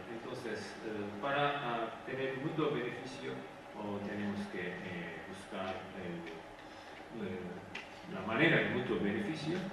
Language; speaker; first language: Spanish; non-native, fluent; Japanese